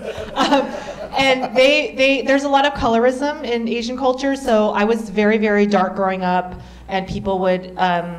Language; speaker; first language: English; native; English